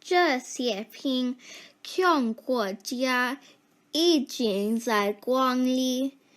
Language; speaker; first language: Chinese; non-native, learner; English